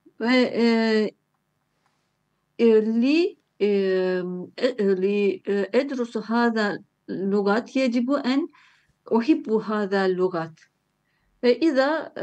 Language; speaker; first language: Arabic; non-native, learner; Turkish